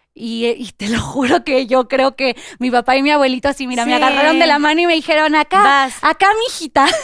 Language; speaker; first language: Spanish; native; Spanish